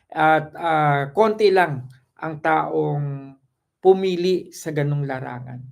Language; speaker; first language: Filipino; non-native, local second language; Cebuano